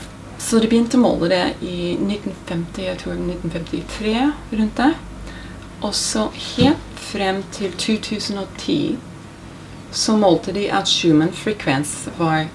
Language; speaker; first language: Norwegian; non-native, fluent; English